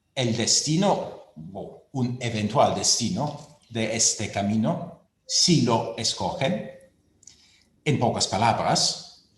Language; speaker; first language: Spanish; non-native, fluent; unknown